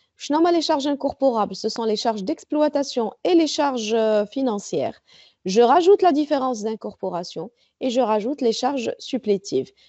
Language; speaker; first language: French; non-native, local second language; Arabic